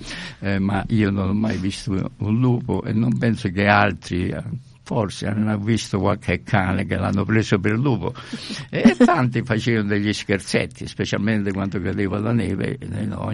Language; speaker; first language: Italian; native; Italian